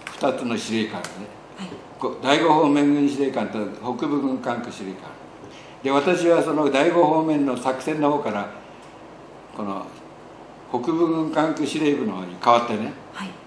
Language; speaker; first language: Japanese; native; Japanese